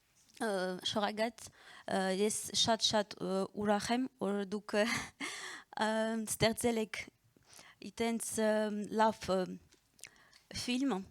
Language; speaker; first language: Armenian; early bilingual, heritage; Armenian